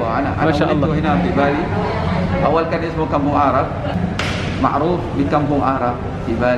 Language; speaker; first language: Arabic; early bilingual, heritage; Indonesian